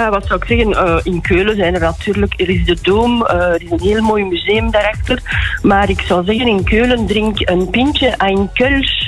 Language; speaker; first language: Dutch; non-native, fluent; German